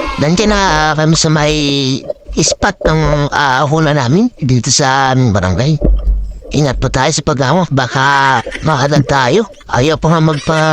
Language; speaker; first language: Filipino; native; Filipino